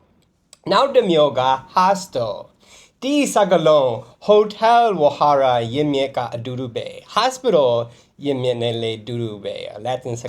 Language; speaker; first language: Burmese; non-native, fluent; English